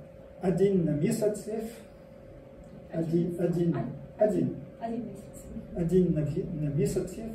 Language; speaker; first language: Russian; non-native, learner; French